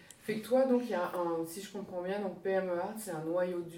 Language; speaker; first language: French; native; French